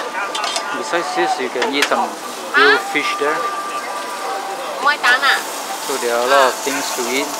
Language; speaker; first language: English; non-native, local second language; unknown